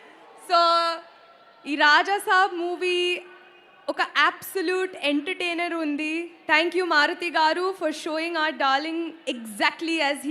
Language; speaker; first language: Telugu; non-native, local second language; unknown